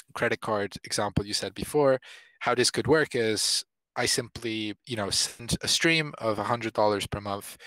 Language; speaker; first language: English; non-native, fluent; Italian